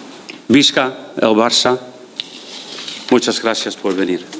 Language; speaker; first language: Spanish; non-native, fluent; Dutch